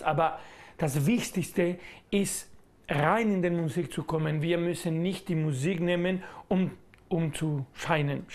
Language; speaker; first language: German; non-native, learner; Spanish